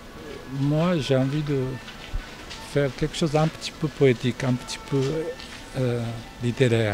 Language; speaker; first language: French; non-native, fluent; Japanese